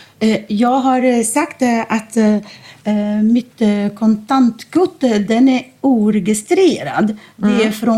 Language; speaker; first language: Swedish; non-native, fluent; Arabic